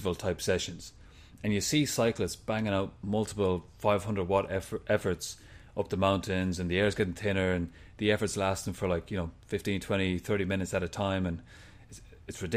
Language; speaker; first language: English; native; English